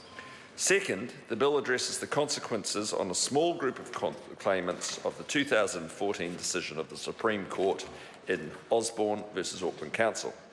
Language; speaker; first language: English; native; English